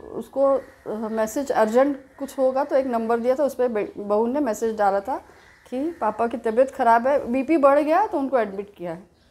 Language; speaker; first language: Hindi; native; Hindi